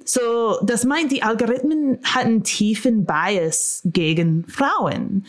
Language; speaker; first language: German; non-native, fluent; English